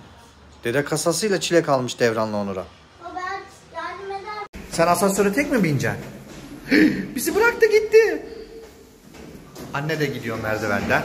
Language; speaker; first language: Turkish; native; Turkish